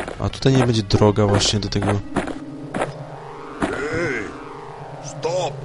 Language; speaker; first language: Polish; native; Polish